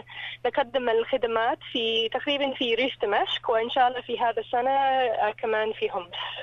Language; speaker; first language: Arabic; non-native, learner; English